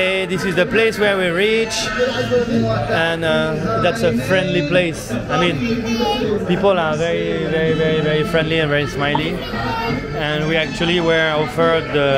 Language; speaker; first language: English; non-native, fluent; French